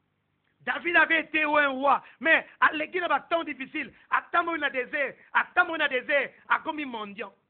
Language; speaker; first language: French; non-native, local second language; Lingala